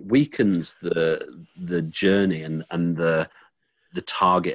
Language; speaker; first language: English; native; English